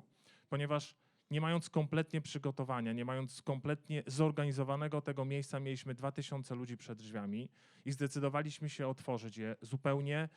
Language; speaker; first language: Polish; native; Polish